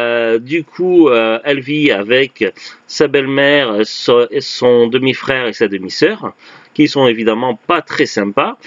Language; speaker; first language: French; native; French